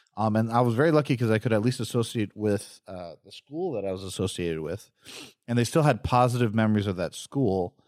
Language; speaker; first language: English; native; English